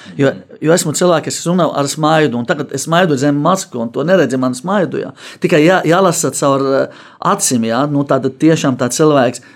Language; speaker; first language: Latvian; non-native, fluent; Arabic